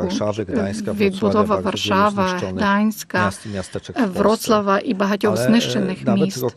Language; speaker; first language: Ukrainian; non-native, fluent; Polish